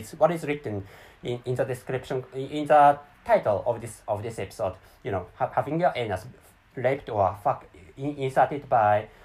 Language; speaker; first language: English; non-native, learner; Japanese